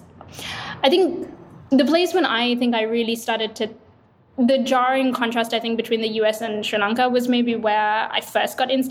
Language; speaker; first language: English; non-native, local second language; Sinhala